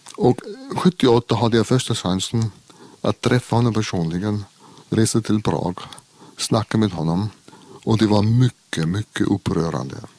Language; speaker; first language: Swedish; non-native, fluent; German